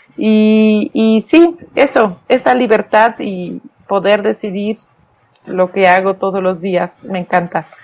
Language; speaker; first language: Spanish; non-native, fluent; Dutch